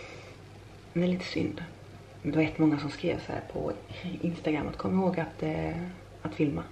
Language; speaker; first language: Swedish; native; Swedish